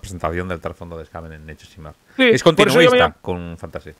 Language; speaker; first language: Spanish; native; Spanish